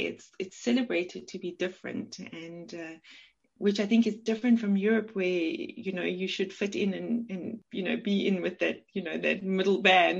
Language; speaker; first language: English; native; English